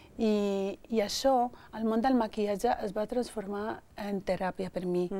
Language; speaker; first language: Catalan; early bilingual, other home language; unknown